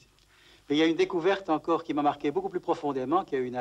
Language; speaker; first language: French; native; French